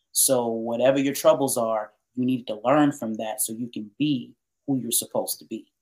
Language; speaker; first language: English; native; English